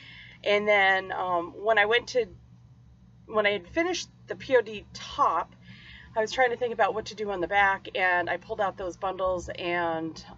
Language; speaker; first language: English; native; English